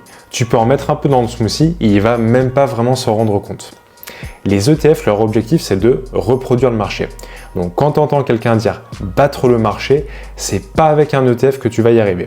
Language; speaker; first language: French; native; French